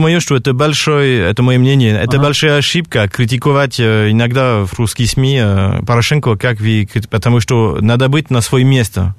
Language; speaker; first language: Russian; non-native, fluent; French